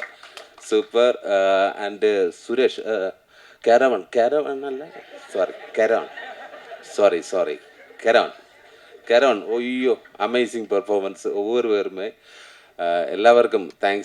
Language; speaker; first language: Tamil; non-native, learner; Malayalam